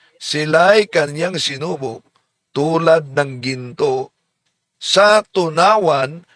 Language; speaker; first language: Filipino; native; Filipino